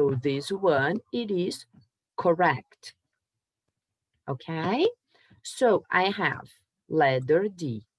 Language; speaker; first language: English; non-native, fluent; Portuguese